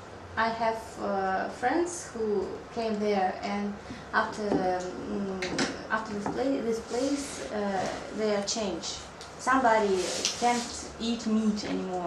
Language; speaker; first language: English; non-native, learner; Russian